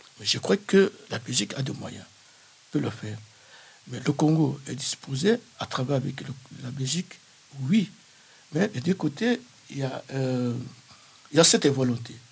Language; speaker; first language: French; non-native, local second language; Kongo